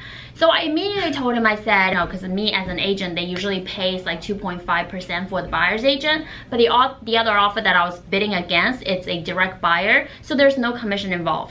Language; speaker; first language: English; non-native, fluent; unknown